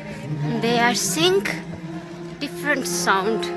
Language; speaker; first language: English; non-native, learner; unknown